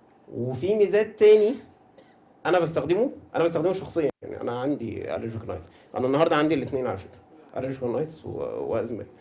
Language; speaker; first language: Arabic; native; Arabic